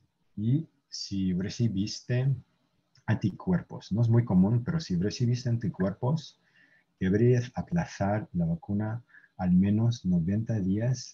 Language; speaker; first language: Spanish; non-native, fluent; English